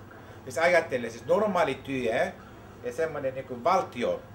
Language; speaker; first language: Finnish; non-native, learner; Greek